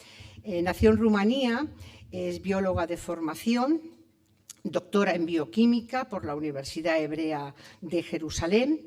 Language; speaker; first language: Spanish; native; Spanish